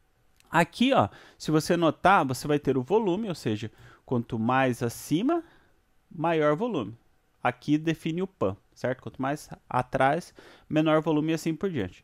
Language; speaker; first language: Portuguese; native; Portuguese